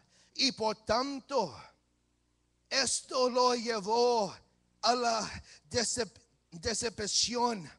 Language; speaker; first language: Spanish; early bilingual, heritage; English